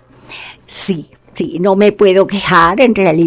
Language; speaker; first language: Spanish; native; Spanish